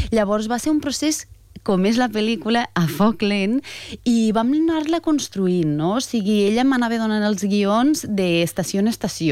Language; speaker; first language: Catalan; native; Catalan